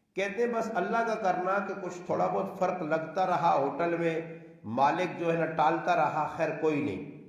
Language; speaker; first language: Urdu; non-native, local second language; Northern Hindko